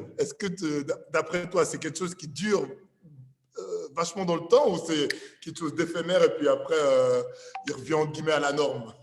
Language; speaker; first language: French; native; French